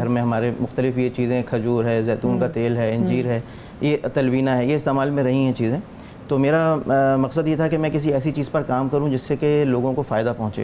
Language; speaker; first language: Urdu; native; Urdu